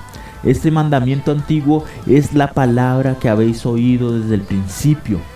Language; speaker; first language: Spanish; native; Spanish